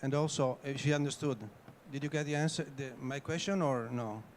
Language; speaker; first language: English; non-native, fluent; Italian